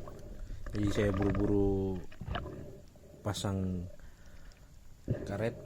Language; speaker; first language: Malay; non-native, local second language; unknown